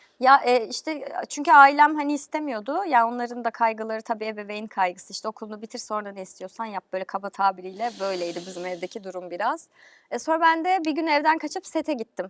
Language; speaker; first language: Turkish; native; Turkish